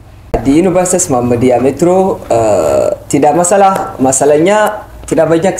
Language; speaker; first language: Indonesian; non-native, learner; Hausa